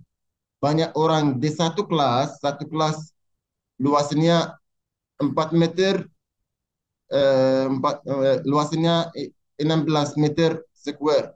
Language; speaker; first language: Indonesian; non-native, learner; Arabic